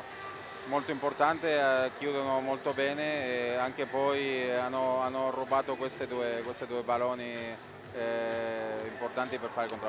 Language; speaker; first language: Italian; non-native, fluent; Spanish